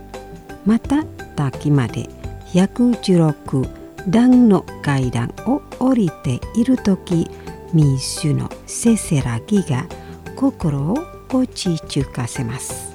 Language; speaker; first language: Japanese; non-native, fluent; Indonesian